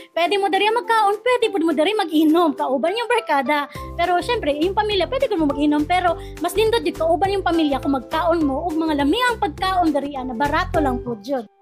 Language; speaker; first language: Cebuano; native; Cebuano